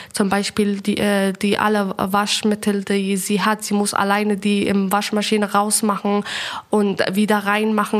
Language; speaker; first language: German; non-native, fluent; Persian